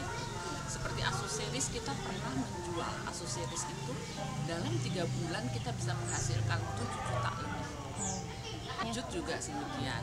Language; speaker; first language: Indonesian; native; Indonesian